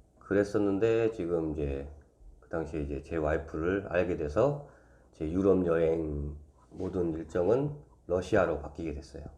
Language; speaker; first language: Korean; native; Korean